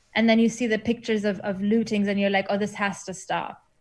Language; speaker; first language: English; non-native, fluent; German